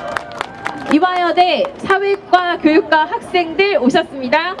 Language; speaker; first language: Korean; native; Korean